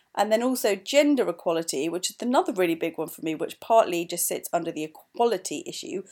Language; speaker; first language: English; native; English